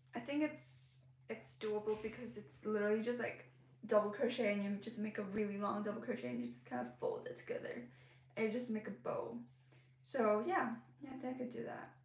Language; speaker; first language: English; non-native, local second language; Cantonese